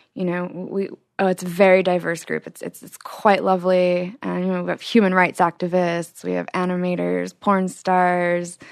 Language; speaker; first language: English; native; English